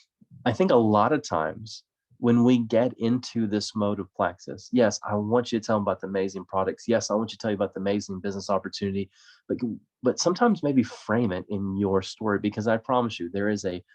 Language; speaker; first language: English; native; English